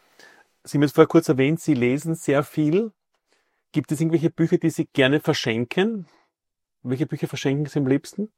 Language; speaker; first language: German; native; German